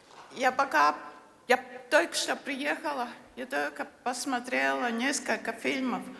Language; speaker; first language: Russian; non-native, fluent; Latvian